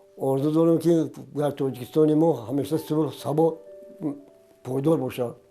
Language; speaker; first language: Tajik; native; Tajik